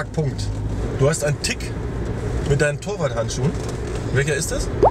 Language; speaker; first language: German; native; German